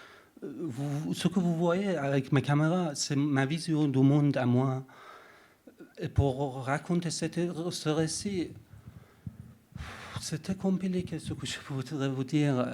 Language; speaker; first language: French; non-native, fluent; Persian